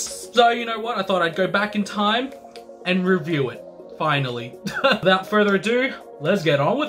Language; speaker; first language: English; native; English